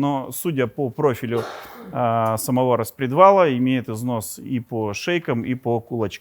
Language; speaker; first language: Russian; native; Russian